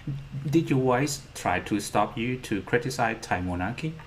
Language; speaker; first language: English; non-native, fluent; Thai